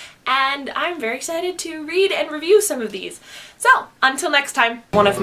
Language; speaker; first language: English; native; English